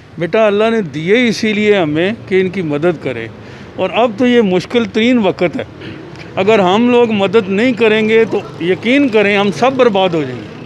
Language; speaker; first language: Urdu; non-native, local second language; Punjabi